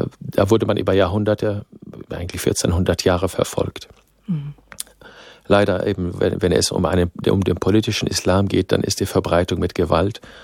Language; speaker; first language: German; non-native, fluent; Arabic